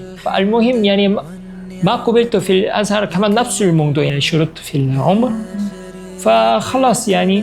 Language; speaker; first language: Arabic; non-native, fluent; Korean